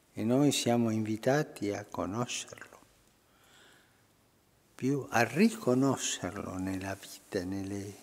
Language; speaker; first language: Italian; non-native, fluent; Spanish